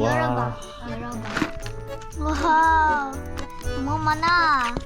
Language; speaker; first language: Korean; early bilingual, heritage; Korean